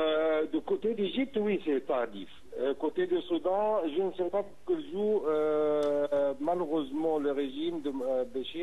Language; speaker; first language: French; non-native, fluent; Arabic